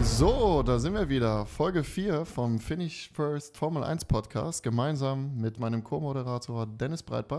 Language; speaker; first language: German; native; German